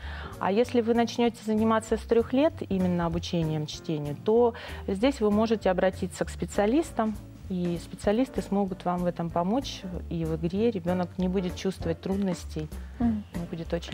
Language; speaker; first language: Russian; native; Russian